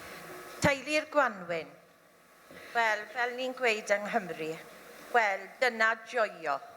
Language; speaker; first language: Welsh; native; Welsh